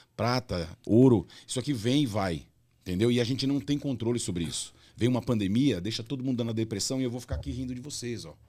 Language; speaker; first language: Portuguese; native; Portuguese